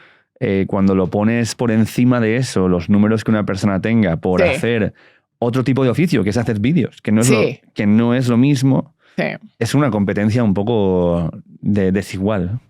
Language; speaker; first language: Spanish; native; Spanish